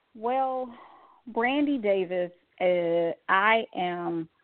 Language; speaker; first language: English; native; English